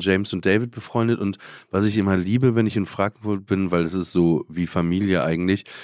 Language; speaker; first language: German; native; German